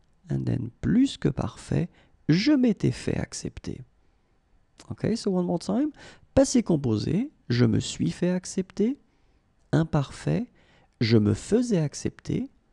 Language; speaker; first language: French; native; French